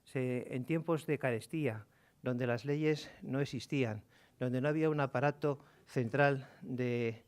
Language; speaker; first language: Spanish; native; Spanish